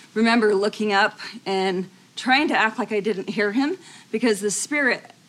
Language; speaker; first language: English; native; English